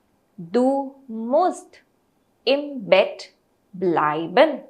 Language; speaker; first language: German; non-native, fluent; Hindi